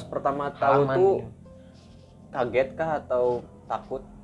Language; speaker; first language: Indonesian; native; Indonesian